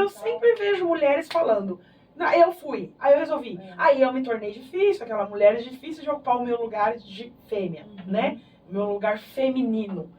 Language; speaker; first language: Portuguese; native; Portuguese